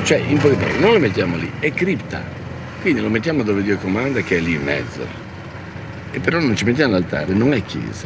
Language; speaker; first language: Italian; native; Italian